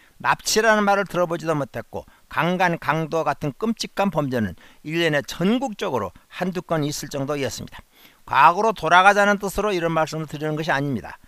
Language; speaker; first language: Korean; native; Korean